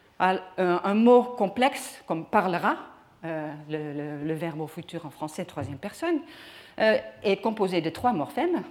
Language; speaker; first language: French; non-native, fluent; Dutch